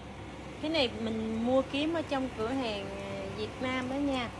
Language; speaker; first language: Vietnamese; early bilingual, heritage; Vietnamese